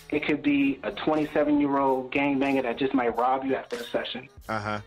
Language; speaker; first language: English; native; English